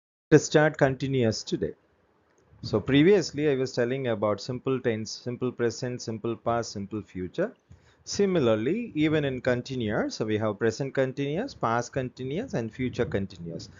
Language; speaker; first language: English; non-native, local second language; Tamil